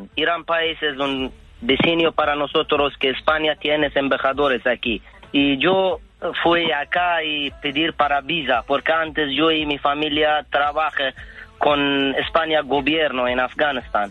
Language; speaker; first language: Spanish; non-native, learner; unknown